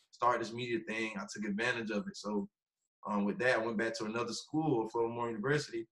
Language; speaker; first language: English; native; English